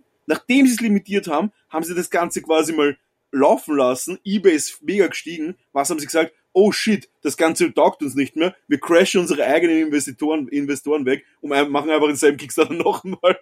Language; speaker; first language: German; native; German